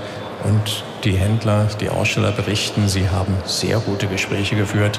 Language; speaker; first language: German; native; German